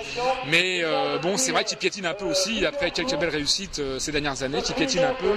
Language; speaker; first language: French; native; French